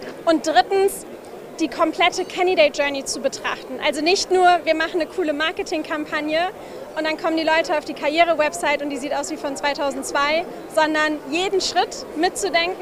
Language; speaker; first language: German; native; German